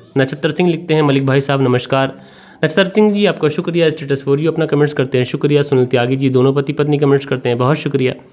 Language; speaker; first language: Hindi; native; Hindi